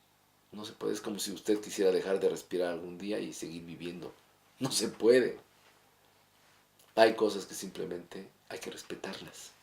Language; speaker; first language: Spanish; native; Spanish